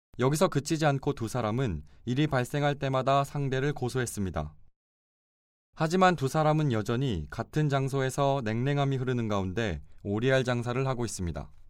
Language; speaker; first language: Korean; native; Korean